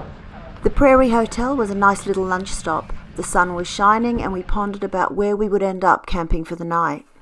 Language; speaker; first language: English; native; English